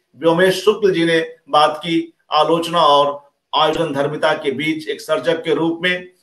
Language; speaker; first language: Hindi; native; Hindi